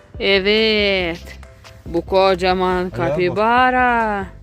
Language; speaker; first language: Turkish; non-native, learner; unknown